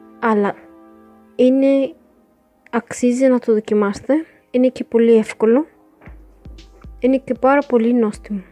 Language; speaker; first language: Greek; non-native, learner; Arabic